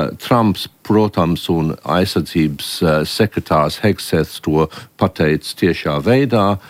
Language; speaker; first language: Latvian; early bilingual, heritage; Latvian